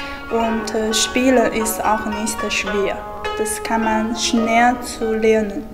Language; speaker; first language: German; non-native, learner; Chinese